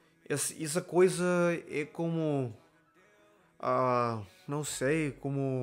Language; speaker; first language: Portuguese; non-native, learner; Spanish